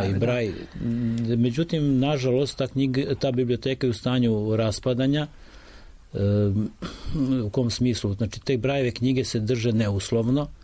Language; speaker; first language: Serbian; native; Serbian